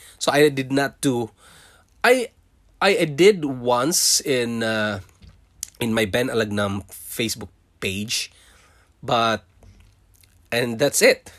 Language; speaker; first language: English; non-native, local second language; Filipino